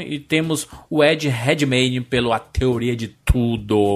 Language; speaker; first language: Portuguese; native; Portuguese